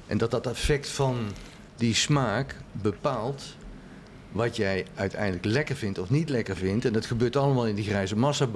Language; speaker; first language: Dutch; native; Dutch